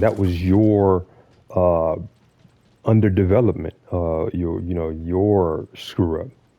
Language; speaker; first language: English; native; English